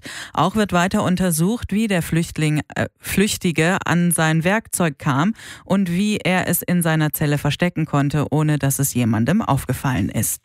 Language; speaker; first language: German; native; German